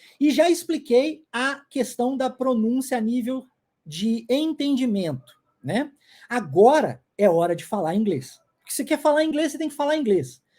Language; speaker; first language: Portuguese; non-native, fluent; English